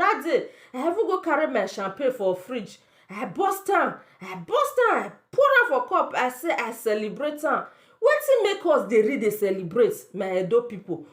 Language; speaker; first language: Nigerian Pidgin; native; Nigerian Pidgin